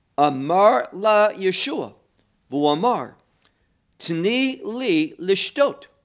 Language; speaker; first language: Hebrew; non-native, fluent; English